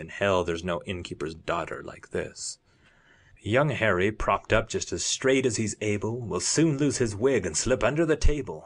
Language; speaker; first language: English; native; English